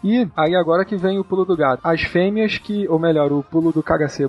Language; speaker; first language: Portuguese; native; Portuguese